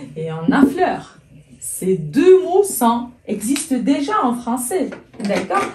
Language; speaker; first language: French; non-native, local second language; Arabic